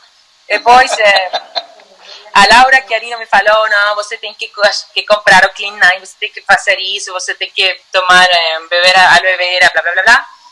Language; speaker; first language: Portuguese; non-native, learner; Spanish